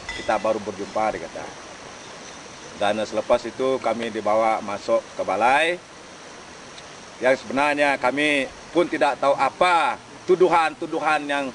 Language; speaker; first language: Malay; non-native, local second language; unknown